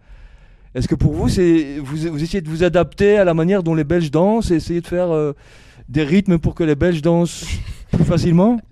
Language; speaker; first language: French; native; French